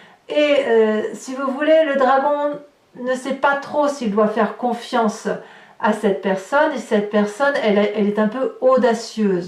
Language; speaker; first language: French; native; French